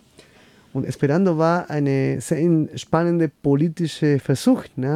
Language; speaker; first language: German; non-native, fluent; Spanish